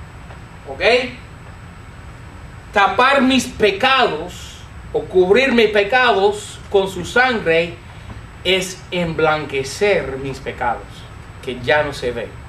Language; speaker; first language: Spanish; non-native, fluent; English